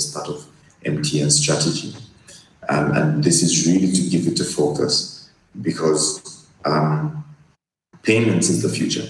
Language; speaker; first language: English; non-native, local second language; Bemba